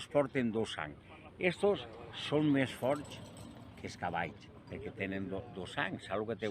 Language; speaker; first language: Catalan; native; Catalan